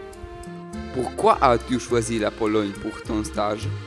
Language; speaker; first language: French; non-native, learner; Polish